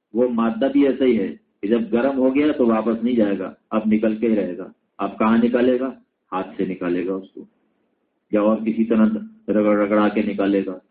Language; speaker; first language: Urdu; native; Urdu